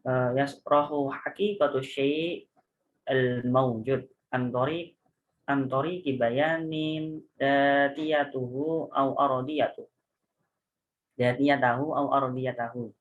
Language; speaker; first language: Arabic; non-native, learner; Indonesian